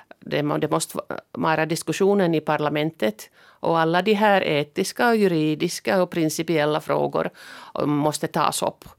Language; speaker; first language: Swedish; non-native, local second language; Finnish